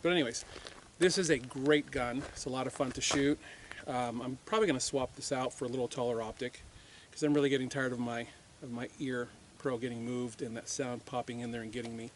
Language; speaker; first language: English; native; English